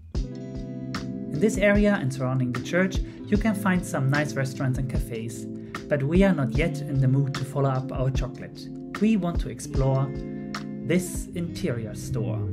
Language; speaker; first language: English; non-native, fluent; Dutch